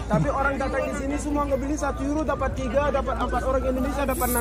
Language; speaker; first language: Indonesian; non-native, learner; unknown